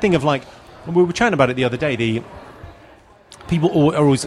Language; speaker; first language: English; native; English